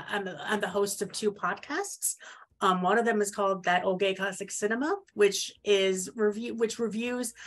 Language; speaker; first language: English; native; English